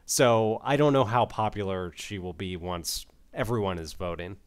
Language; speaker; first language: English; native; English